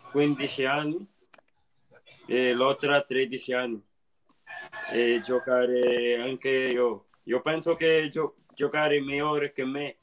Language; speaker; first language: Italian; non-native, learner; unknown